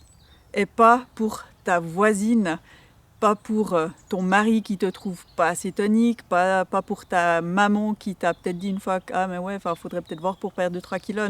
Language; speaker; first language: French; native; French